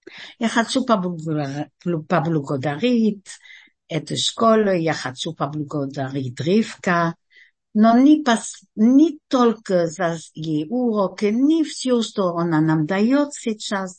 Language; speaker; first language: Russian; early bilingual, heritage; Russian